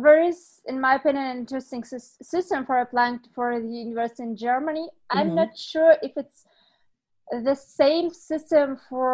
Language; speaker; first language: English; non-native, fluent; Ukrainian